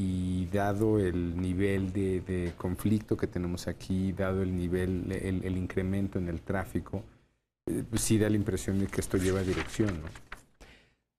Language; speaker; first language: Spanish; native; Spanish